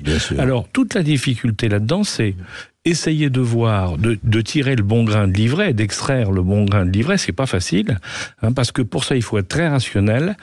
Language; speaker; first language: French; native; French